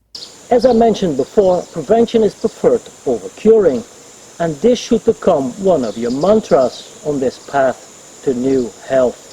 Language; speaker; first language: English; non-native, fluent; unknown